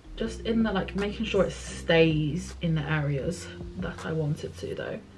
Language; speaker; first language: English; native; English